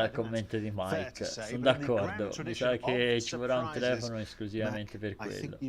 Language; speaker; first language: Italian; native; Italian